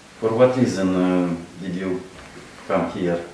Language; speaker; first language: English; non-native, learner; Romanian